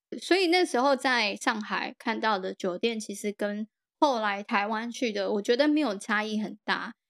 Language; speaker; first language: Chinese; native; Chinese